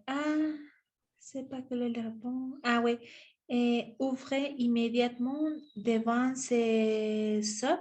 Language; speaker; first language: French; non-native, learner; Spanish